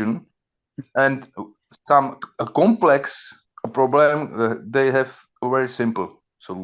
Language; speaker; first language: English; non-native, learner; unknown